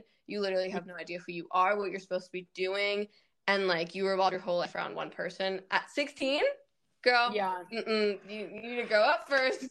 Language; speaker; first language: English; native; English